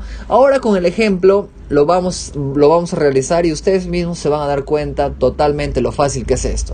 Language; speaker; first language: Spanish; native; Spanish